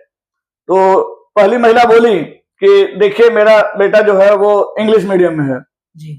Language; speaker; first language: Hindi; native; Hindi